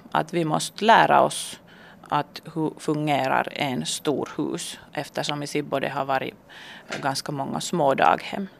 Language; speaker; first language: Swedish; non-native, local second language; Finnish